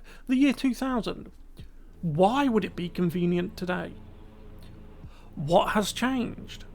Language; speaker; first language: English; native; English